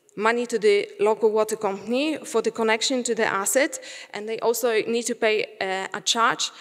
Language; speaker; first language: English; non-native, fluent; Polish